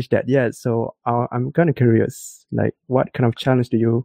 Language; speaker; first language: English; non-native, local second language; Malay